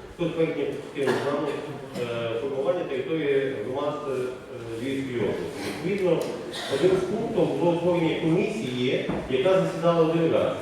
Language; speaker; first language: Ukrainian; native; Ukrainian